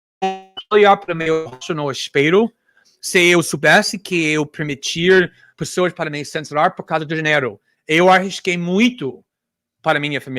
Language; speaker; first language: Portuguese; non-native, fluent; English